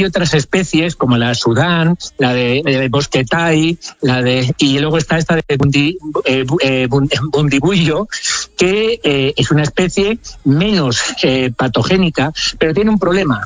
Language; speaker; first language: Spanish; native; Spanish